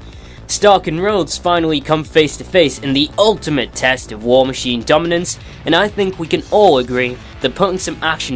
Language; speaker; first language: English; native; English